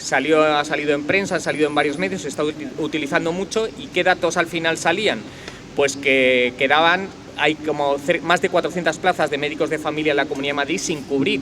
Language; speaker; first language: Spanish; native; Spanish